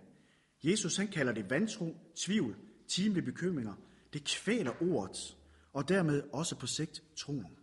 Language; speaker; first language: Danish; native; Danish